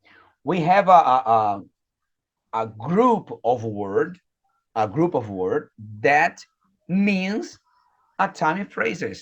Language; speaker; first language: English; non-native, fluent; Portuguese